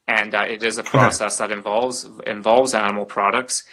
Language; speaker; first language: English; native; English